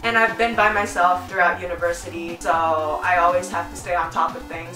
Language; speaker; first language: English; non-native, local second language; Chinese